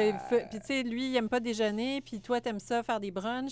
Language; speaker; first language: French; native; French